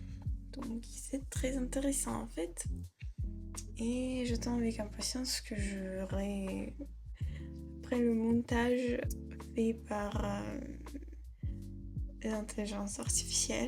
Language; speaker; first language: French; non-native, learner; Russian